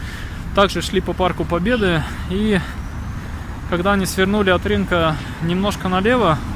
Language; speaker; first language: Russian; native; Russian